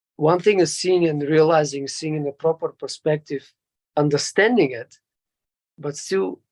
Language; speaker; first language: English; non-native, fluent; Bulgarian